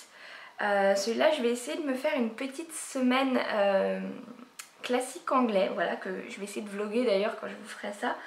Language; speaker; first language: French; native; French